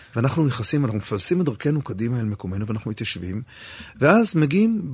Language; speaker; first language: Hebrew; native; Hebrew